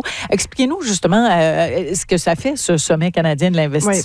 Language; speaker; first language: French; native; French